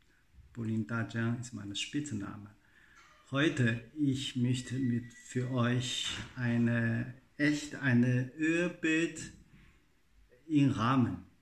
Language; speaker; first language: German; non-native, learner; Chinese